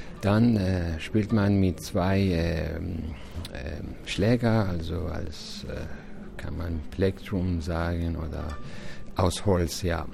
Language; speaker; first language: German; non-native, fluent; Persian